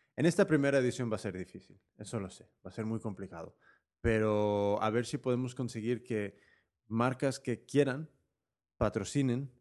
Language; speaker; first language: Spanish; native; Spanish